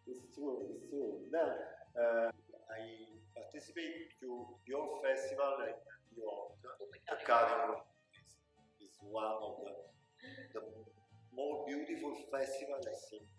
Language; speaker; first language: English; non-native, local second language; Italian